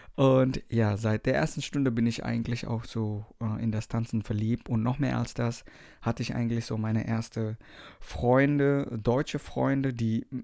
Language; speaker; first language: German; non-native, fluent; Indonesian